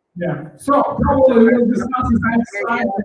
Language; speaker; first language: English; non-native, learner; Russian